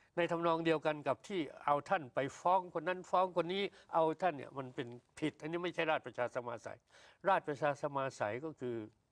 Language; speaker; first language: Thai; native; Thai